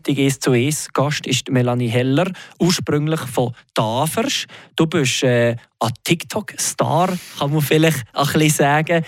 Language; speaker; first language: German; native; German